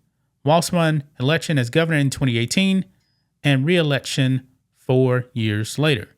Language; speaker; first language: English; native; English